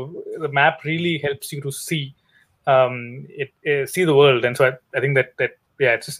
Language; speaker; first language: English; non-native, local second language; Hindi